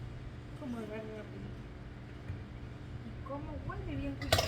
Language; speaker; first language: Spanish; native; Spanish